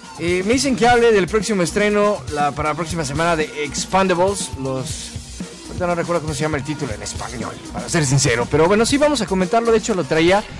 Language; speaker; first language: Spanish; native; Spanish